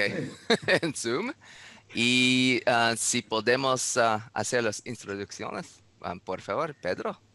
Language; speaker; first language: Spanish; non-native, learner; English